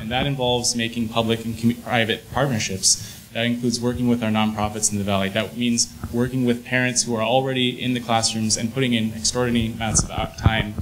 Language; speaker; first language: English; early bilingual, other home language; Spanish